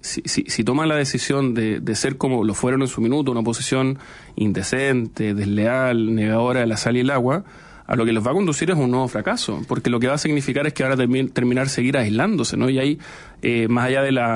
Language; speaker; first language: Spanish; native; Spanish